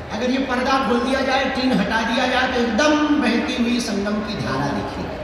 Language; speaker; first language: Hindi; native; Hindi